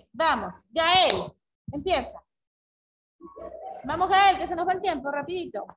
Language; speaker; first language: Spanish; native; Spanish